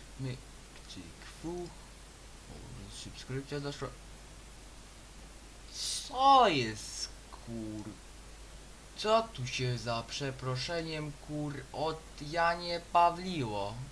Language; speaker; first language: Polish; native; Polish